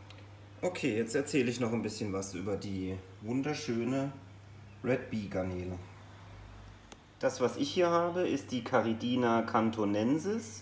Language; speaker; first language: German; native; German